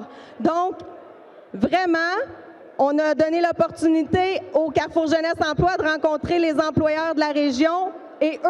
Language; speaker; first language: French; native; French